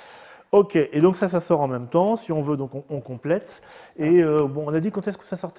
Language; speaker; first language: French; native; French